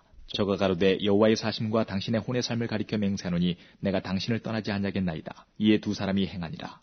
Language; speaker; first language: Korean; native; Korean